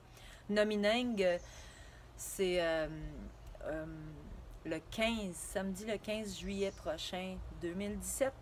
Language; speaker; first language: French; native; French